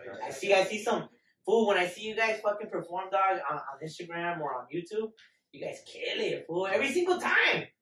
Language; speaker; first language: English; early bilingual, other home language; Spanish